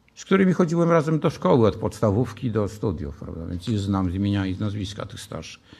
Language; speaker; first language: Polish; native; Polish